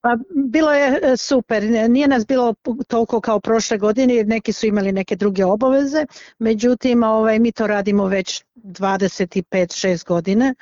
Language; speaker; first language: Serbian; early bilingual, other home language; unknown